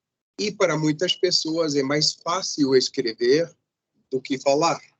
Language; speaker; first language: Portuguese; non-native, fluent; Spanish